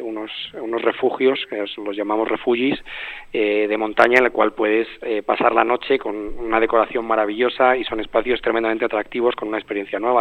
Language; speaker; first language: Spanish; native; Spanish